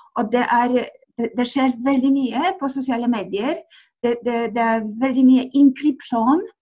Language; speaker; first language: Norwegian; non-native, fluent; Polish